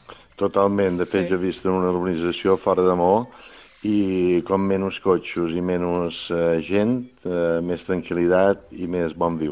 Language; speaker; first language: Catalan; native; Catalan